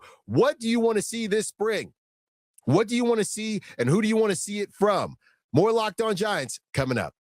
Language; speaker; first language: English; native; English